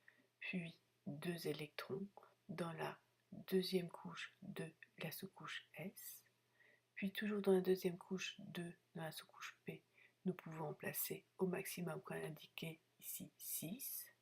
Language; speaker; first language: French; native; French